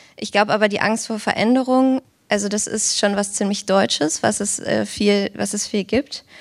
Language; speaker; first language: German; native; German